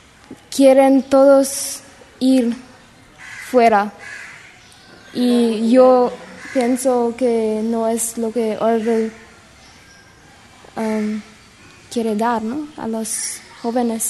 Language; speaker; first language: Spanish; non-native, learner; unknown